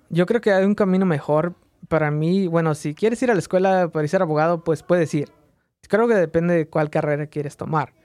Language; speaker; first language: Spanish; early bilingual, heritage; Spanish